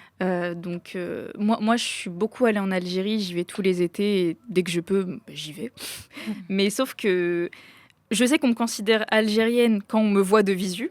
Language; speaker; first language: French; native; French